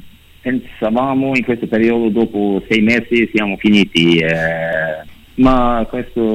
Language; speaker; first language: Italian; non-native, learner; Norwegian